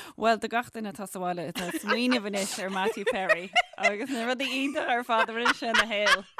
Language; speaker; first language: Irish; non-native, local second language; English